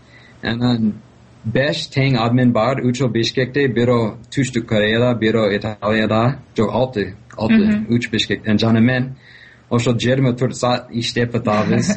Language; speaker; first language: Kyrgyz; non-native, fluent; English